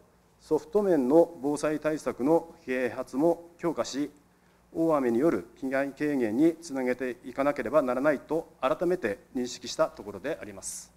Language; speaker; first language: Japanese; native; Japanese